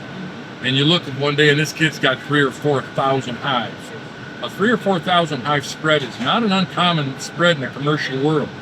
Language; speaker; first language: English; native; English